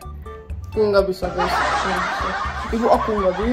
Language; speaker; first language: Indonesian; non-native, learner; German